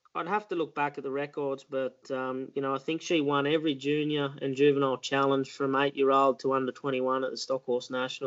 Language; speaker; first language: English; native; English